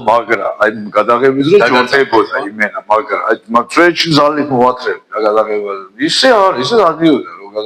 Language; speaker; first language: Georgian; native; Georgian